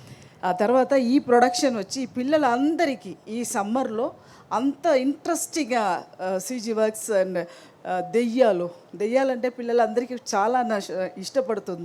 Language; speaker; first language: Telugu; non-native, fluent; Tamil